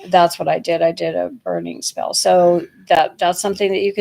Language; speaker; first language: English; native; English